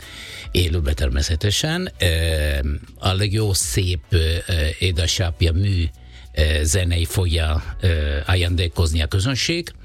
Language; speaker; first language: Hungarian; non-native, learner; Italian